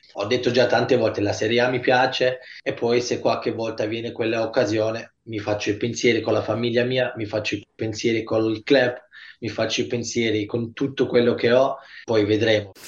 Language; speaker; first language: Italian; early bilingual, heritage; Italian